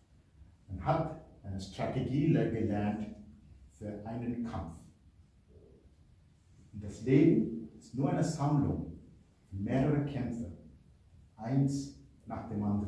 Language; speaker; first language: German; non-native, fluent; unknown